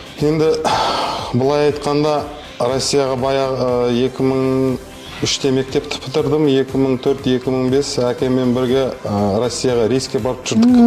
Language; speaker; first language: Kazakh; non-native, local second language; Russian